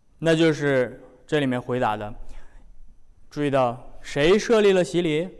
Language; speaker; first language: Chinese; native; Chinese